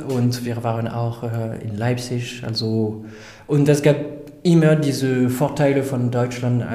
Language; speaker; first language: German; non-native, fluent; French